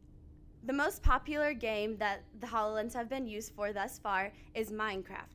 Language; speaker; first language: English; native; English